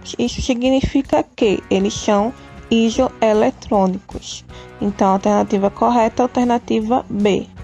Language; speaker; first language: Portuguese; native; Portuguese